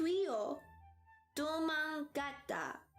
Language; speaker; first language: Korean; non-native, learner; English